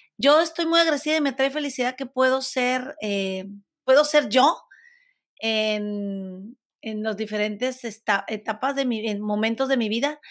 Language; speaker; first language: Spanish; native; Spanish